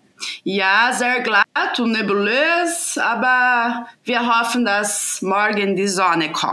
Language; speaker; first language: German; non-native, fluent; Portuguese